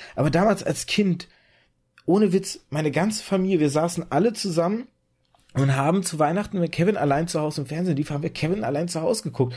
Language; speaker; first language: German; early bilingual, other home language; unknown